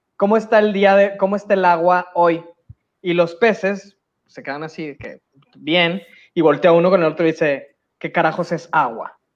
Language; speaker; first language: Spanish; native; Spanish